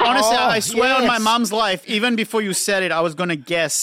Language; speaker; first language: English; non-native, local second language; Sinhala